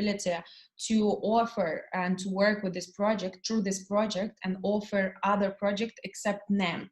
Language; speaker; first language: English; non-native, learner; Russian